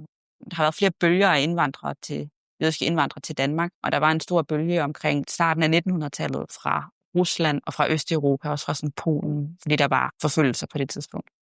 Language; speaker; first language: Danish; native; Danish